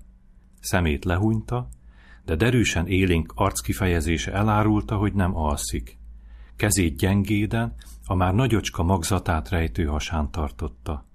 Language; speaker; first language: Hungarian; native; Hungarian